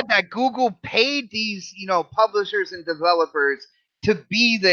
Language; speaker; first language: English; native; English